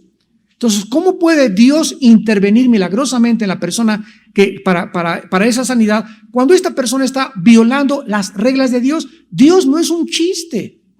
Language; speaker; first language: Spanish; native; Spanish